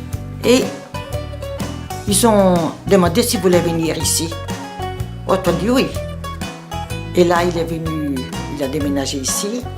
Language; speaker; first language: French; non-native, fluent; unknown